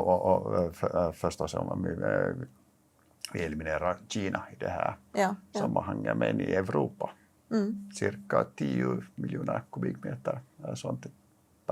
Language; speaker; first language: Swedish; non-native, local second language; Finnish